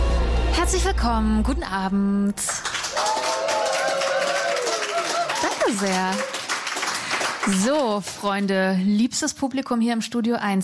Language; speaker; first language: German; native; German